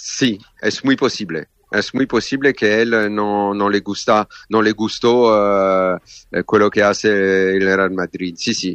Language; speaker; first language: Spanish; non-native, learner; French